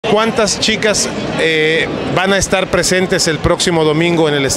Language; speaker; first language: Spanish; native; Spanish